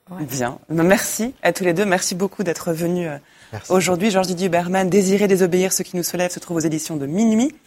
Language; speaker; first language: French; native; French